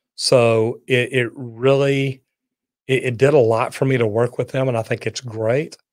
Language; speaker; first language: English; native; English